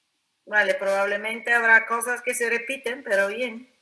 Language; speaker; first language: Spanish; non-native, fluent; Bulgarian